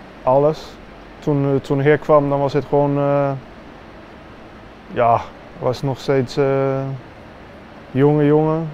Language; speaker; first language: Dutch; non-native, fluent; Swedish